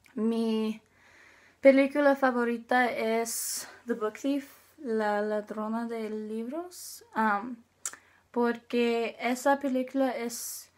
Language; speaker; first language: Spanish; non-native, learner; English